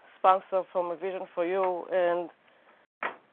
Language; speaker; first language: English; non-native, fluent; Hebrew